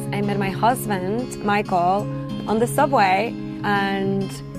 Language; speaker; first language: English; non-native, fluent; Spanish